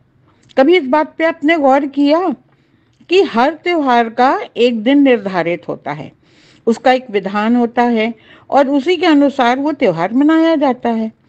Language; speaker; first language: Hindi; native; Hindi